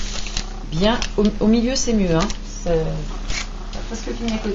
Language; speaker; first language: French; native; French